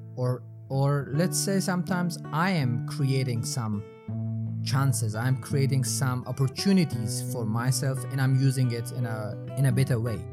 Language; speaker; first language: English; non-native, fluent; Persian